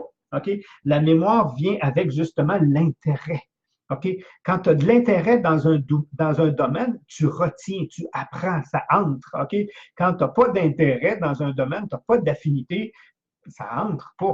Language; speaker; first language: French; native; French